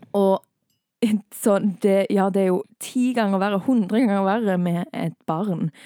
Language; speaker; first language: Norwegian; native; Norwegian